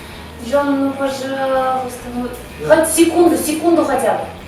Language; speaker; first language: Russian; non-native, local second language; Tatar